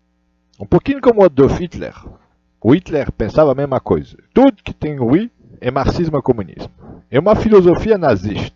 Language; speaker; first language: Portuguese; non-native, learner; Russian